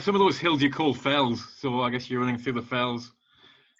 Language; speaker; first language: English; native; English